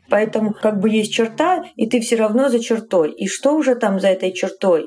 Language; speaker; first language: Russian; native; Russian